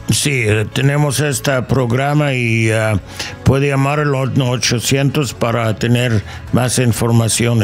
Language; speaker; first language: Spanish; non-native, fluent; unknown